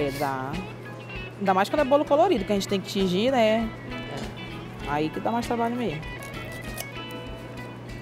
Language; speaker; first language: Portuguese; native; Portuguese